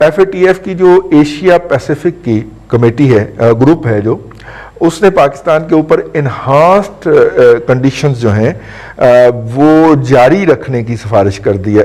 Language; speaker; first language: Urdu; non-native, local second language; Punjabi